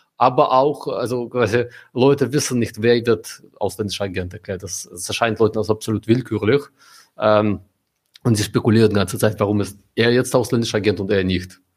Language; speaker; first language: German; non-native, fluent; Russian